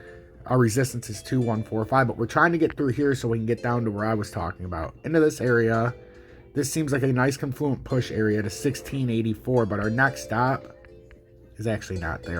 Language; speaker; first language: English; native; English